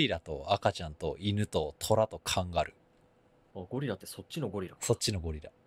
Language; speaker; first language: Japanese; native; Japanese